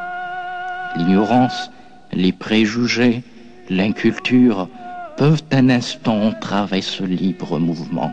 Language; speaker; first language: French; non-native, local second language; Kabyle